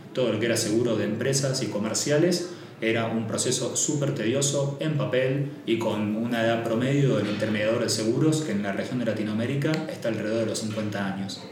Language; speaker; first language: Spanish; native; Spanish